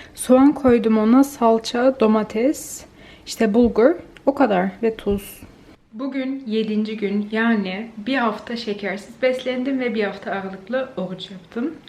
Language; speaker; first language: Turkish; native; Turkish